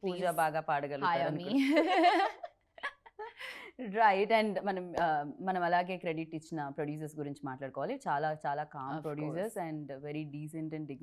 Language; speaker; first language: Telugu; native; Telugu